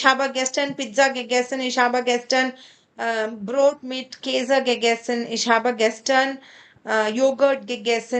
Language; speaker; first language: German; non-native, fluent; Kannada